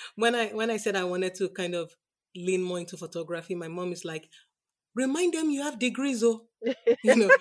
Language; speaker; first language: English; non-native, local second language; Yoruba